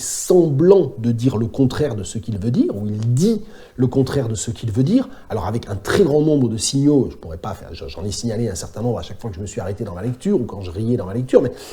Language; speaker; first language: French; native; French